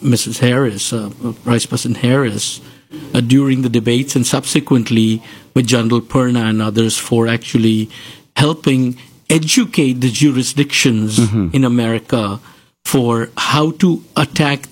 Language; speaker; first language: English; non-native, local second language; Gujarati